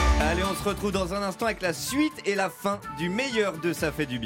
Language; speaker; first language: French; native; French